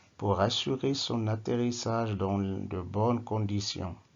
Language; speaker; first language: French; non-native, local second language; Arabic